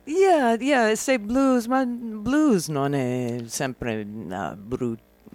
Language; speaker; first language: Italian; non-native, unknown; English